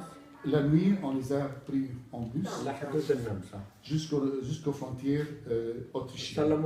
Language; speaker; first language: French; non-native, fluent; Arabic